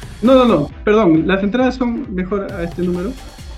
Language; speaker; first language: Spanish; native; Spanish